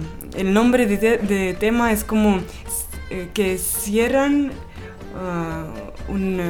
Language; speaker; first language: Spanish; non-native, fluent; Russian